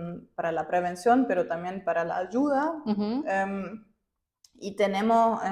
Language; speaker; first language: Spanish; non-native, fluent; German